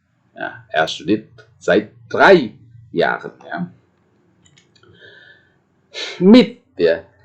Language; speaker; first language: German; non-native, fluent; Indonesian